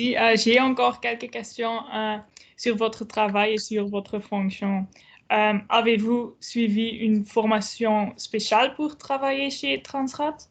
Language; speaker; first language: French; non-native, local second language; Dutch